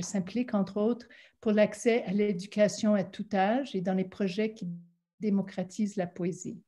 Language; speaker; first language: French; non-native, local second language; English